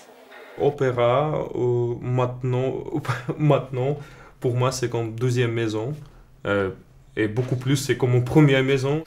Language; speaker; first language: French; non-native, learner; Russian